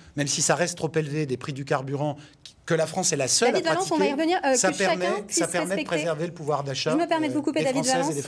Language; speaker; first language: French; native; French